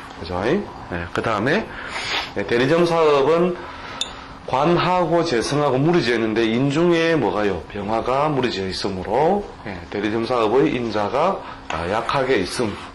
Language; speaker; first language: Korean; native; Korean